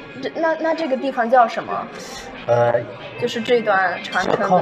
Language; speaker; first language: Chinese; non-native, fluent; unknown